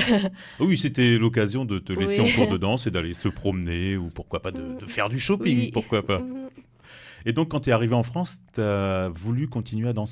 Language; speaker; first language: French; native; French